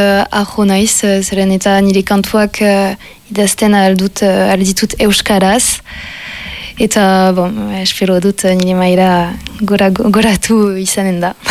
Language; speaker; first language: Basque; non-native, local second language; French